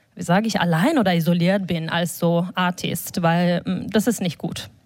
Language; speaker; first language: German; non-native, fluent; Georgian